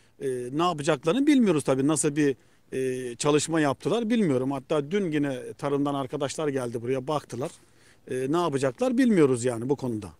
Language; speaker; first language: Turkish; native; Turkish